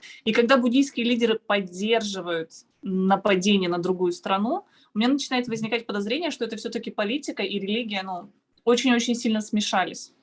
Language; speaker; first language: Russian; native; Russian